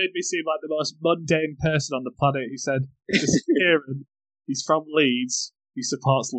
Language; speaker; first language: English; native; English